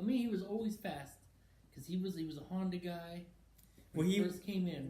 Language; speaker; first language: English; native; English